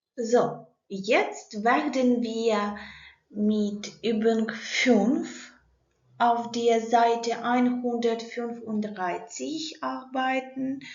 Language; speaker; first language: German; non-native, fluent; Ukrainian